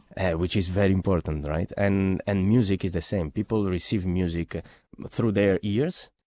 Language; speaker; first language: English; non-native, fluent; Italian